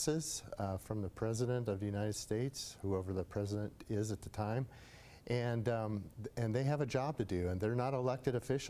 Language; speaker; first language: English; native; English